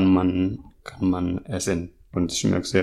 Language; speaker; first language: German; non-native, fluent; Masai